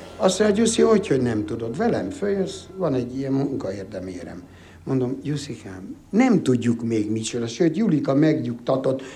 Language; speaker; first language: Hungarian; native; Hungarian